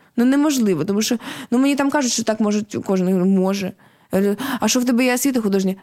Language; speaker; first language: Ukrainian; non-native, local second language; Russian